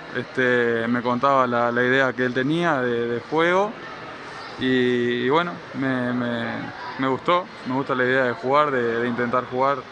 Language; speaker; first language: Spanish; native; Spanish